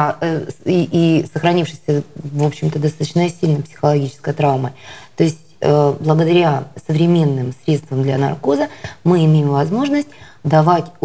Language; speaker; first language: Russian; native; Russian